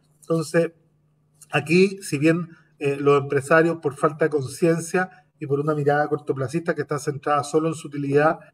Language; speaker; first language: Spanish; native; Spanish